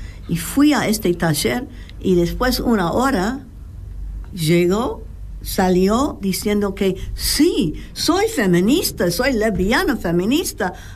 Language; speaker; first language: Spanish; non-native, fluent; English